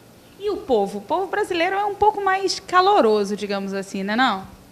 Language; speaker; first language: Portuguese; native; Portuguese